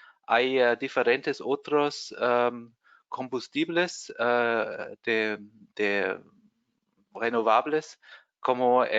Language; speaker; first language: Spanish; non-native, fluent; German